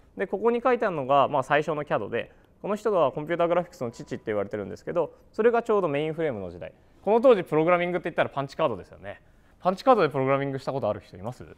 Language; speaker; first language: Japanese; native; Japanese